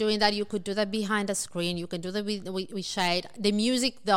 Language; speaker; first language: English; non-native, fluent; Italian